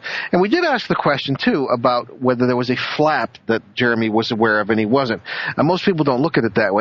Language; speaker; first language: English; native; English